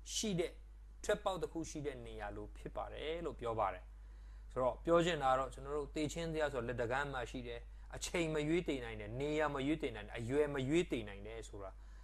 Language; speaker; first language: Burmese; non-native, local second language; Tedim Chin